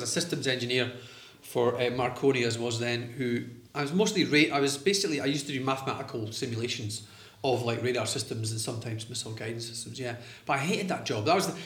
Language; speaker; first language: English; native; English